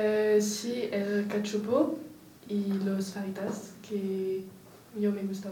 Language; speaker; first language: Spanish; non-native, learner; French